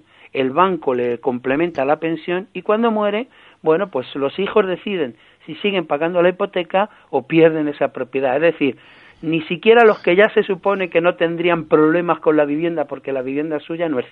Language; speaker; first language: Spanish; native; Spanish